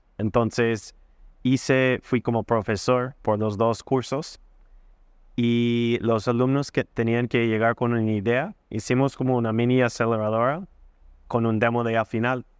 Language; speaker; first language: Spanish; non-native, fluent; English